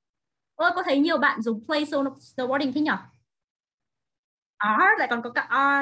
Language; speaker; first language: Vietnamese; native; Vietnamese